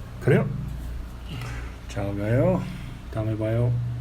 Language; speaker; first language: Korean; non-native, learner; English